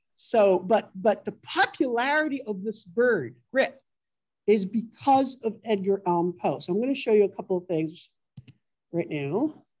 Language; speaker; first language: English; native; English